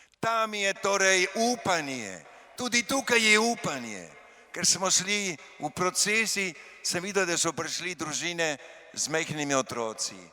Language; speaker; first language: Slovenian; early bilingual, heritage; Slovenian